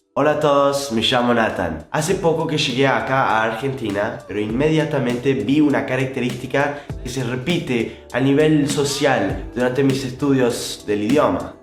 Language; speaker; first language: Spanish; non-native, fluent; English